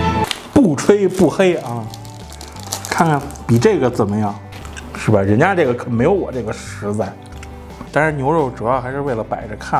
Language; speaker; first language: Chinese; native; Chinese